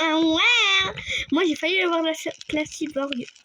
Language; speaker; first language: French; native; French